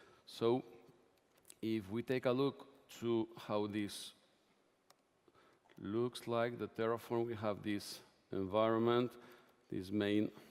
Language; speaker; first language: English; non-native, fluent; Spanish